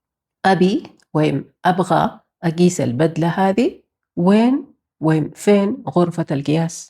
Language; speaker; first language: Arabic; non-native, fluent; Amharic